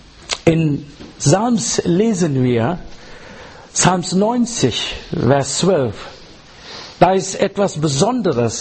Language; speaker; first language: German; non-native, learner; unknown